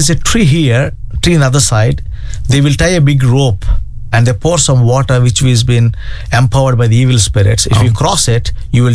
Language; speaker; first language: English; non-native, local second language; Telugu